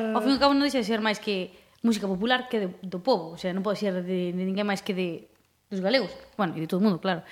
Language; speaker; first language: Galician; native; Galician